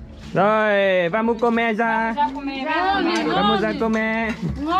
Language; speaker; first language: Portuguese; non-native, learner; Vietnamese